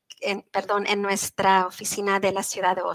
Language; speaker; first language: Spanish; early bilingual, heritage; Spanish